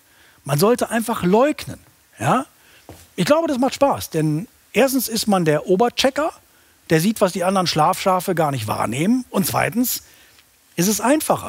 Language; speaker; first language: German; native; German